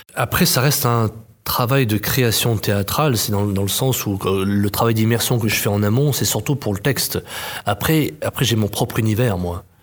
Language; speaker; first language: French; native; French